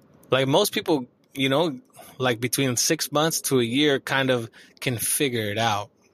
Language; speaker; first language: English; early bilingual, other home language; Spanish